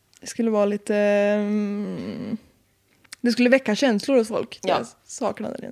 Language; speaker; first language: Swedish; native; Swedish